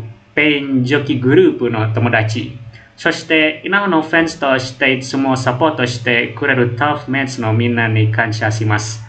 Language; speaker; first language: Japanese; non-native, learner; Indonesian